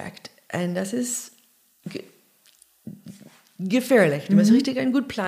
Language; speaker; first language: German; non-native, learner; English